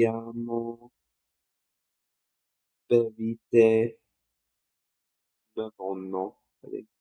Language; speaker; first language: Italian; non-native, learner; English